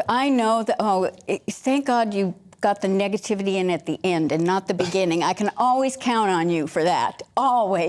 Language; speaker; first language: English; native; English